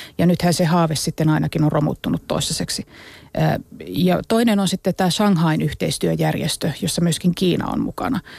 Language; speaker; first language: Finnish; native; Finnish